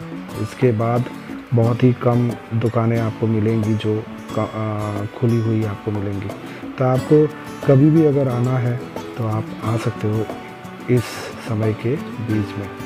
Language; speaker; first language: Hindi; native; Hindi